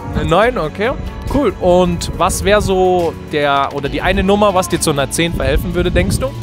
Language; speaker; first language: German; native; German